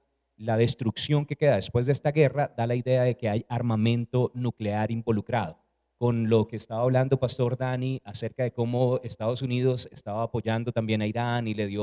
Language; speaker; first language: Spanish; native; Spanish